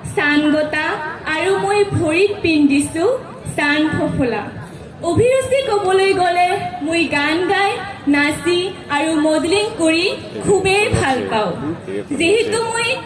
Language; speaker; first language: Assamese; non-native, local second language; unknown